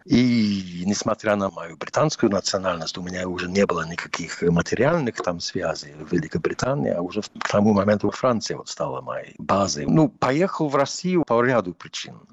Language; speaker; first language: Russian; non-native, fluent; English